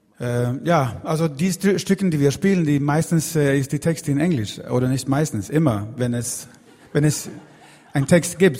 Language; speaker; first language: German; non-native, fluent; Swedish